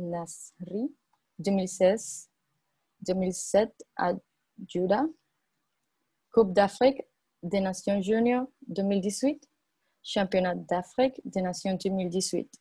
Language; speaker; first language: French; non-native, learner; Spanish